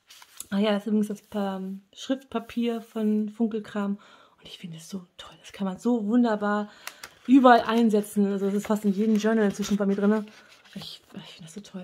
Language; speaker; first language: German; native; German